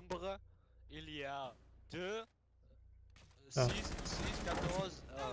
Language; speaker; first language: French; non-native, learner; English